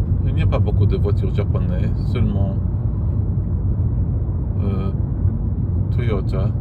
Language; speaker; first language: French; non-native, fluent; Arabic